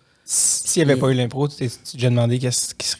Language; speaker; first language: French; native; French